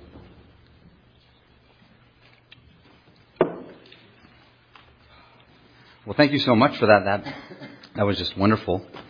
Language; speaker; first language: English; non-native, fluent; French